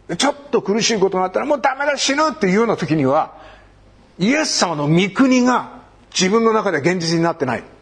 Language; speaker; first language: Japanese; native; Japanese